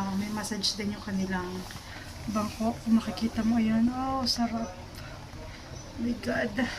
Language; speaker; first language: Filipino; native; Filipino